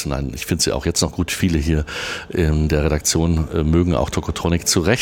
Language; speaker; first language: German; native; German